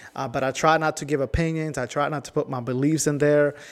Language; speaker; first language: English; non-native, fluent; Spanish